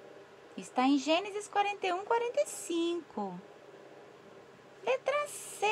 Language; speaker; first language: Portuguese; native; Portuguese